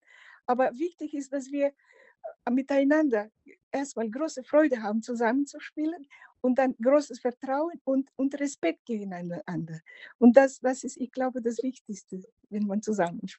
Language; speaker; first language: German; non-native, fluent; Macedonian